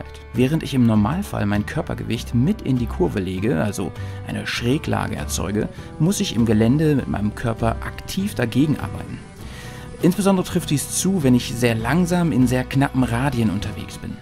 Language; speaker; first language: German; native; German